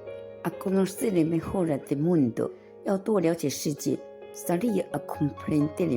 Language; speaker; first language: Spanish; non-native, fluent; Chinese